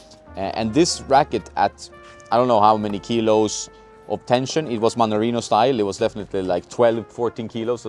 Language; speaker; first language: English; non-native, fluent; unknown